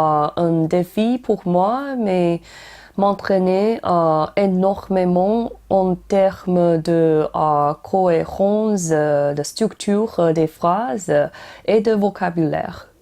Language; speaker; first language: French; non-native, learner; Chinese